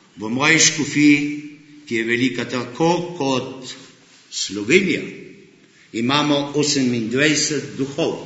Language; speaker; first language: Slovenian; early bilingual, heritage; Slovenian